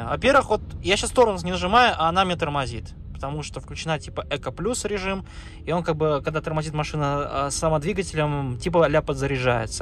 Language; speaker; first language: Russian; native; Russian